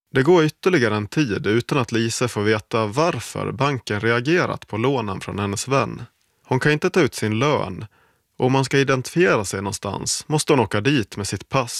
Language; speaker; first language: Swedish; native; Swedish